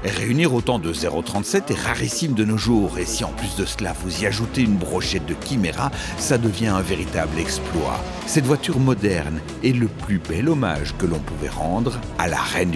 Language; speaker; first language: French; native; French